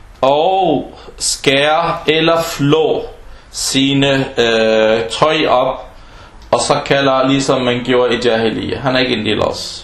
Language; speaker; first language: Danish; non-native, fluent; Arabic